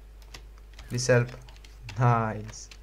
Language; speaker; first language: English; non-native, learner; Romanian